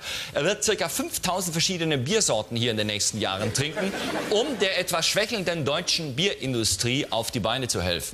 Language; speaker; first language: German; native; German